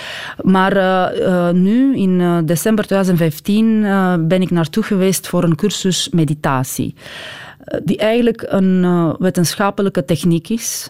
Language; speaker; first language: Dutch; non-native, fluent; Romanian